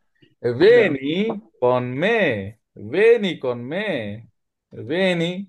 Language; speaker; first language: Italian; non-native, learner; Bangla